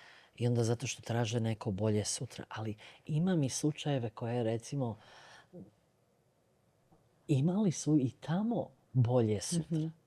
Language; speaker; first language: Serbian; early bilingual, other home language; Bosnian